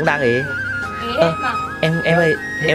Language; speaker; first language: Vietnamese; native; Vietnamese